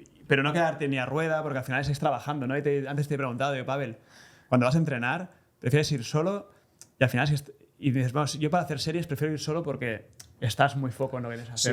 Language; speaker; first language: Spanish; native; Spanish